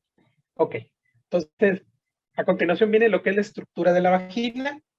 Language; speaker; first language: Spanish; native; Spanish